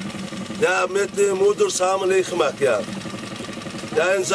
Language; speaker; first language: Dutch; non-native, learner; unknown